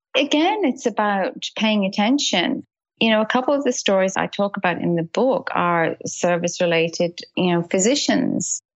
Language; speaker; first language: English; native; English